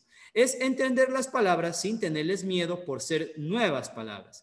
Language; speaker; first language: Spanish; native; Spanish